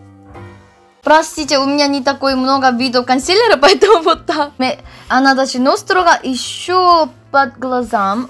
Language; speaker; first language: Russian; non-native, learner; Korean